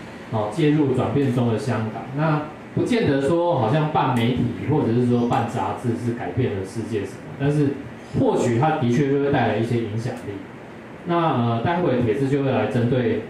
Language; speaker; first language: Chinese; native; Chinese